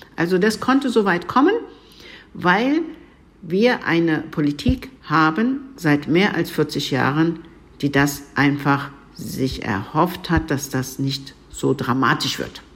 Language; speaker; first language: German; early bilingual, other home language; Turkish